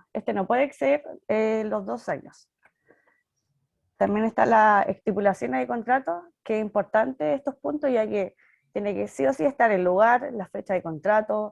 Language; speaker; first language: Spanish; native; Spanish